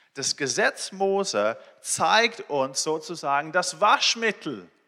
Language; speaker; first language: German; non-native, fluent; English